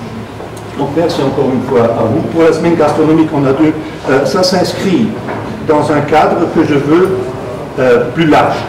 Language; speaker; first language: French; non-native, fluent; German